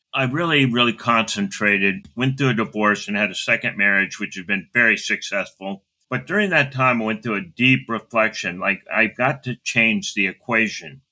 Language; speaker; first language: English; native; English